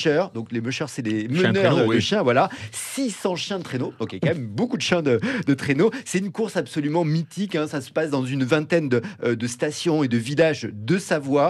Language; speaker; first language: French; native; French